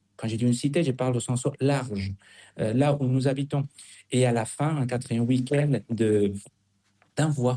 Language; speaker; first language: French; non-native, fluent; Spanish